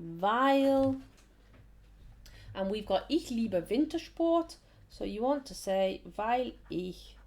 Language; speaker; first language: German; non-native, fluent; English